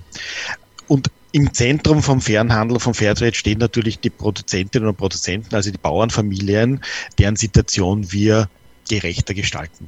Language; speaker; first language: German; native; German